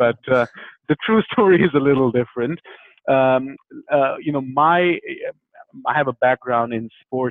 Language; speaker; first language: English; non-native, local second language; Hindi